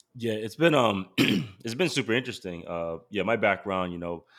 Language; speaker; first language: English; native; English